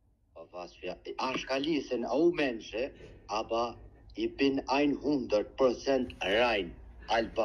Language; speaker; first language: German; non-native, learner; Albanian